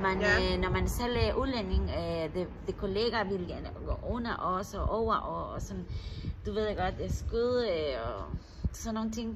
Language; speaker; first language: Danish; non-native, learner; Spanish